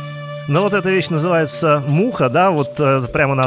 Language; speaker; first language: Russian; native; Russian